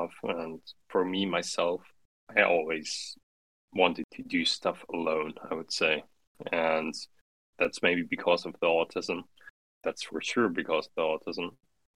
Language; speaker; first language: English; non-native, fluent; German